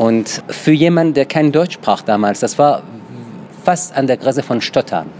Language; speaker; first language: German; non-native, fluent; Persian